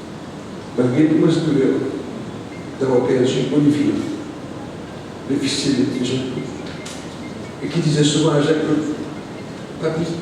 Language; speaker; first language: French; non-native, local second language; Haitian Creole